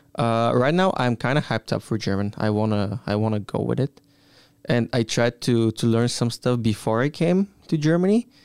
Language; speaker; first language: English; non-native, fluent; Bulgarian